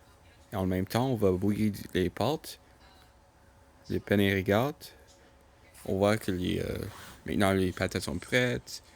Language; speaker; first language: French; non-native, local second language; English